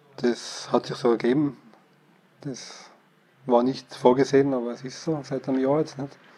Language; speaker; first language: German; native; German